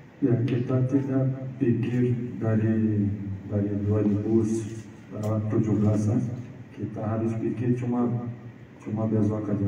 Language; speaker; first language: Indonesian; non-native, fluent; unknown